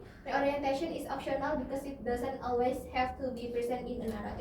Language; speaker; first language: English; non-native, learner; Indonesian